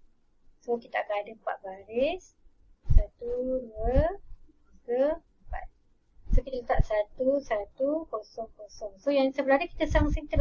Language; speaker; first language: Malay; native; Malay